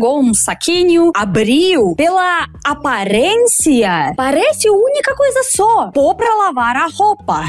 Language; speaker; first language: Portuguese; non-native, fluent; Russian